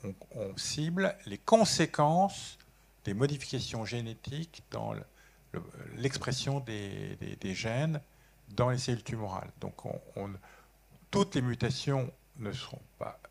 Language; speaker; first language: French; native; French